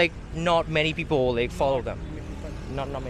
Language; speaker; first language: English; non-native, fluent; Vietnamese